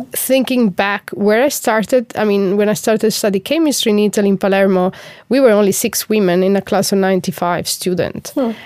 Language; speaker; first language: English; non-native, fluent; Italian